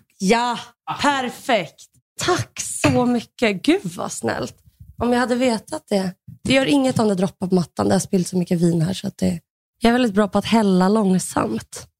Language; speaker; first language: Swedish; early bilingual, other home language; Russian